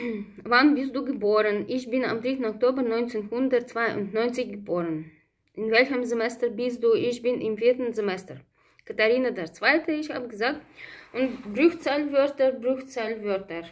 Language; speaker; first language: German; non-native, fluent; Russian